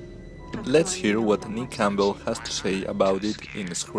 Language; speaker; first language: English; non-native, fluent; Spanish